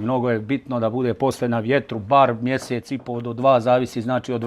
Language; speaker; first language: Bosnian; native; Bosnian